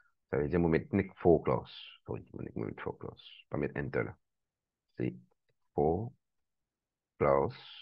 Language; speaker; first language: French; non-native, local second language; Morisyen